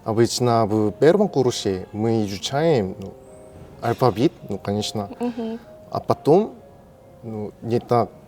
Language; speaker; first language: Russian; non-native, learner; Korean